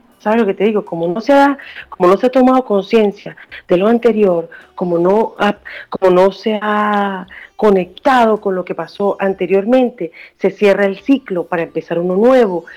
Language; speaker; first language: Spanish; native; Spanish